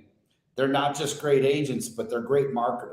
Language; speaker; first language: English; native; English